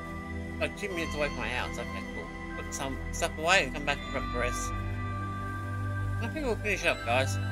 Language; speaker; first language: English; native; English